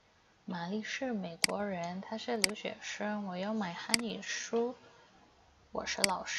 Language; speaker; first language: Chinese; non-native, fluent; Indonesian